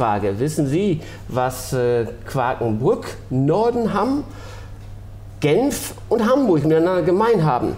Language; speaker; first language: German; native; German